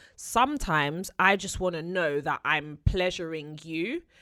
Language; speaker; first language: English; native; English